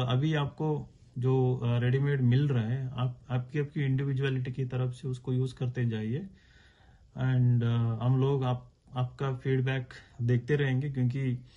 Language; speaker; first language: Hindi; non-native, local second language; Kannada